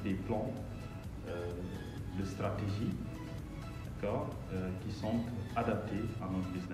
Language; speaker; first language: French; non-native, local second language; Wolof